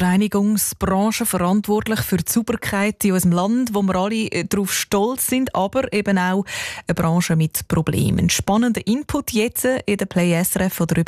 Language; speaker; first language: German; native; German